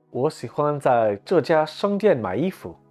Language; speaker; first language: Chinese; non-native, learner; English